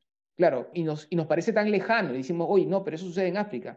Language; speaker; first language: Spanish; native; Spanish